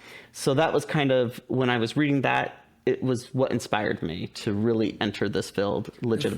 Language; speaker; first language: English; native; English